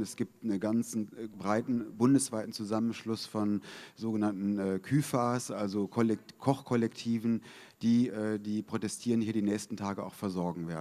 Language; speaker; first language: German; native; German